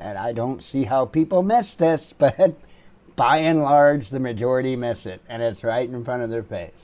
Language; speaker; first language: English; native; English